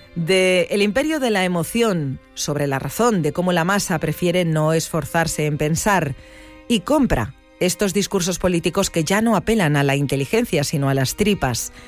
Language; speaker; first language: Spanish; native; Spanish